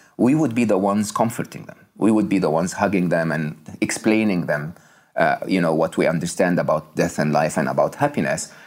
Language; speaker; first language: English; non-native, fluent; Arabic